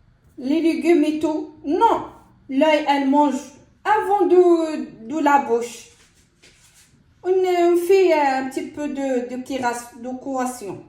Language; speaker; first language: French; non-native, local second language; Arabic